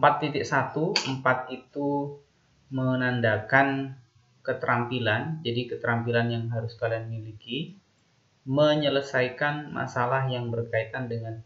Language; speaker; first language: Indonesian; native; Indonesian